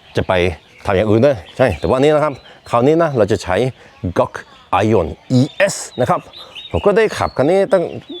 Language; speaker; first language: Thai; non-native, fluent; Norwegian